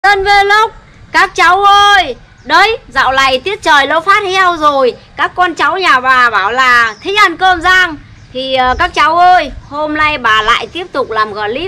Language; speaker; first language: Vietnamese; native; Vietnamese